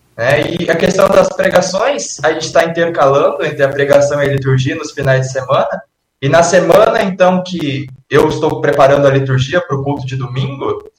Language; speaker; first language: Portuguese; native; Portuguese